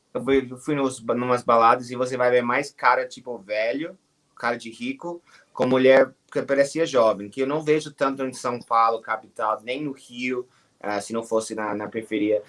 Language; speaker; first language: Portuguese; non-native, fluent; English